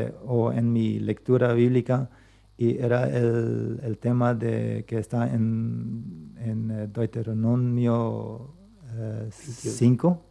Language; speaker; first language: Spanish; non-native, local second language; Plautdietsch